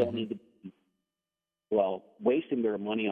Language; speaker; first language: English; non-native, fluent; Danish